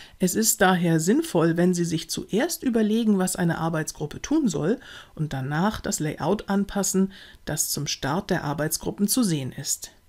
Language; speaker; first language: German; native; German